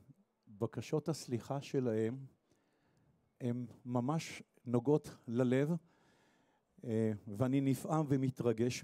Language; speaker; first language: Hebrew; native; Hebrew